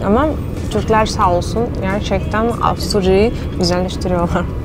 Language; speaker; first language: Turkish; non-native, fluent; Russian